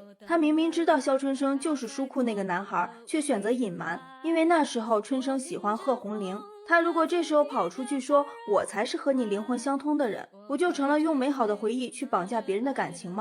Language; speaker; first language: Chinese; native; Chinese